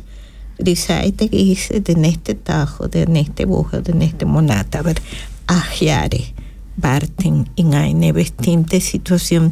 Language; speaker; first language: German; non-native, learner; Spanish